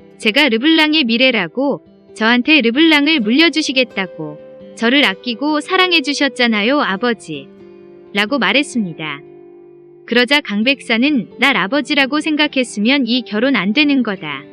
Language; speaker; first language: Korean; native; Korean